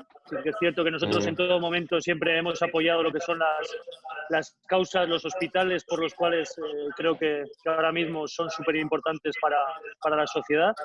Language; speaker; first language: Spanish; native; Spanish